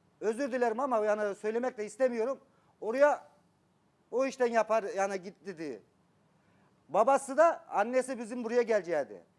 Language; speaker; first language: Turkish; native; Turkish